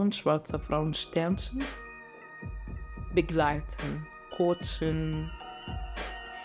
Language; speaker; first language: German; non-native, fluent; Arabic